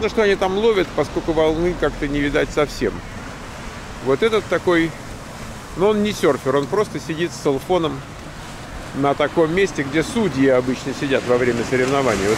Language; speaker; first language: Russian; native; Russian